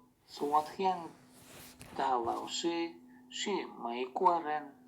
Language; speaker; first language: Chinese; non-native, learner; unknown